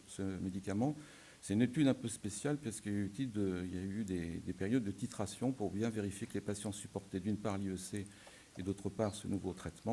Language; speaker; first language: French; native; French